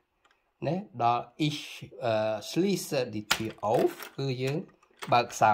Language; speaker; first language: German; non-native, fluent; Khmer